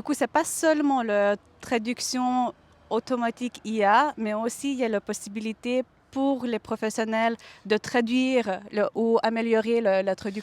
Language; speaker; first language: French; non-native, fluent; Lithuanian